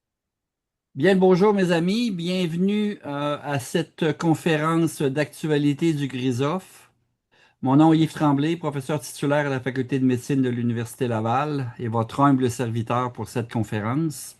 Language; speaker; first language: French; native; French